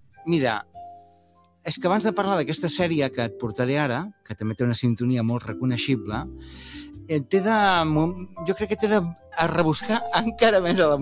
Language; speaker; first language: Catalan; native; Catalan